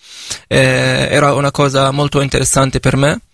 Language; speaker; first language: Italian; non-native, fluent; Arabic